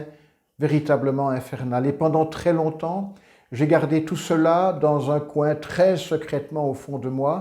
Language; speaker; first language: French; native; French